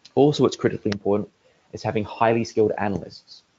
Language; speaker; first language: English; native; English